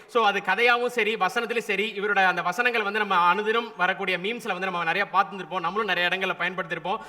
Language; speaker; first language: Tamil; native; Tamil